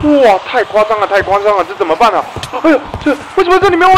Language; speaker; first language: Chinese; native; Chinese